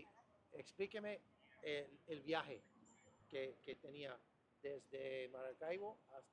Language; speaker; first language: Spanish; non-native, fluent; English